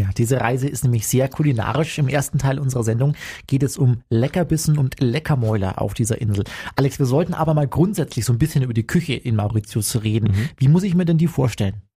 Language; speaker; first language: German; native; German